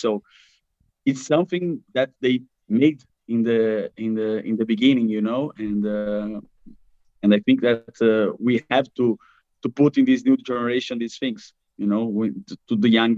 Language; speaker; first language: English; non-native, fluent; Portuguese